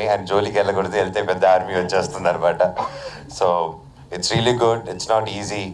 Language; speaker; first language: Telugu; native; Telugu